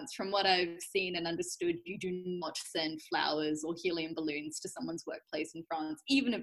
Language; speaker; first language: English; native; English